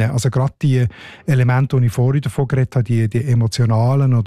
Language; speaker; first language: German; native; German